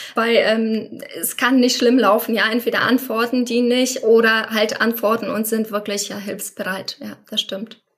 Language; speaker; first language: German; non-native, fluent; Polish